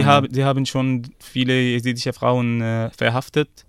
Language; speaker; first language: German; non-native, fluent; Arabic